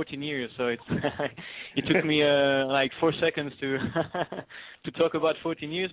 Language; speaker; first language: English; non-native, fluent; French